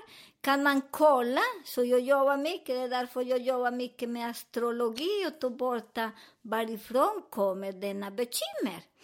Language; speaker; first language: Swedish; non-native, learner; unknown